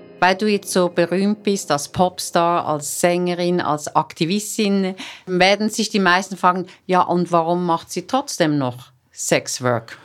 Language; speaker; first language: German; native; German